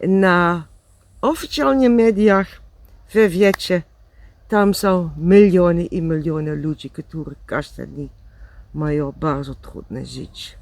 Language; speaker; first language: Polish; non-native, learner; Dutch